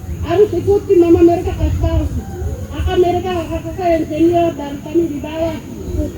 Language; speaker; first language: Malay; non-native, local second language; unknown